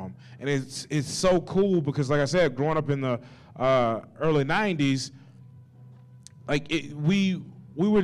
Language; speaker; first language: English; native; English